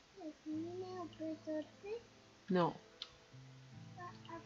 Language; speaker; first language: French; native; French